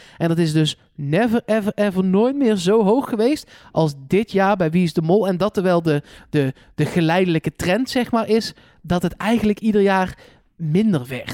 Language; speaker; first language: Dutch; native; Dutch